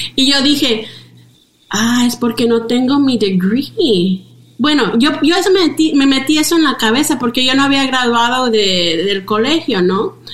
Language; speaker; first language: Spanish; early bilingual, heritage; Spanish